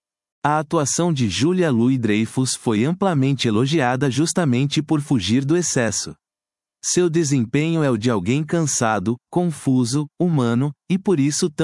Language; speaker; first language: Portuguese; native; Portuguese